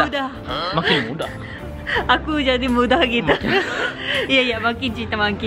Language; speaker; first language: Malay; non-native, fluent; Japanese